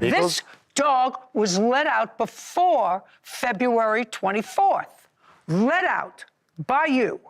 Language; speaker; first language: English; native; English